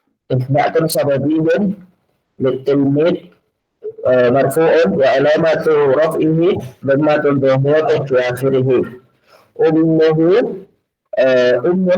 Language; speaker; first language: Arabic; non-native, learner; Indonesian